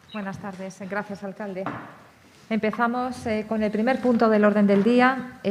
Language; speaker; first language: Spanish; native; Spanish